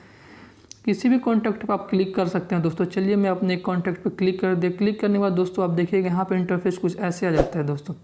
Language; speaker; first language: Hindi; native; Hindi